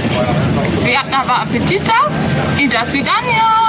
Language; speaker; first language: Russian; non-native, learner; German